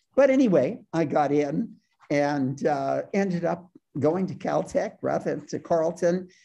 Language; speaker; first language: English; native; English